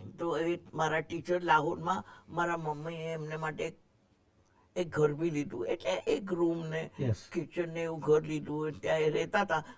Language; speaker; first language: Gujarati; non-native, local second language; Marathi